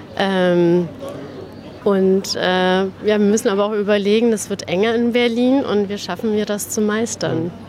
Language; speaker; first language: German; early bilingual, other home language; Persian